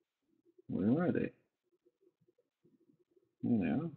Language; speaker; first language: English; native; English